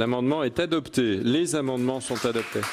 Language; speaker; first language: French; native; French